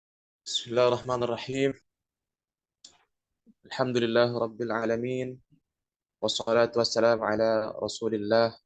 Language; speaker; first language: Arabic; non-native, learner; Indonesian